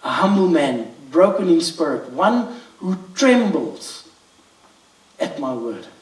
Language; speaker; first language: English; non-native, local second language; Afrikaans